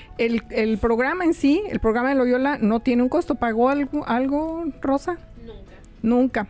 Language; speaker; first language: Spanish; native; Spanish